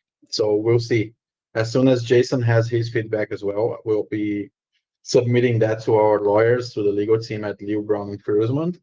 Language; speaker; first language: English; non-native, fluent; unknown